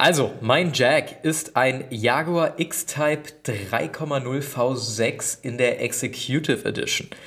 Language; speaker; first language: German; native; German